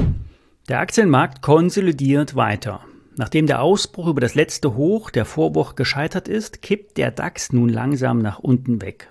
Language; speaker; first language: German; native; German